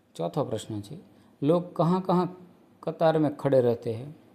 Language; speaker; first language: Hindi; non-native, local second language; Gujarati